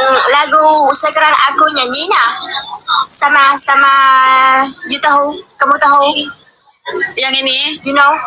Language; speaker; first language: Indonesian; non-native, learner; Vietnamese